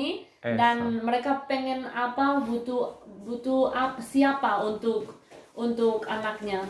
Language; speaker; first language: Indonesian; non-native, fluent; Spanish